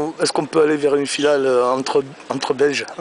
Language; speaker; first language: French; native; French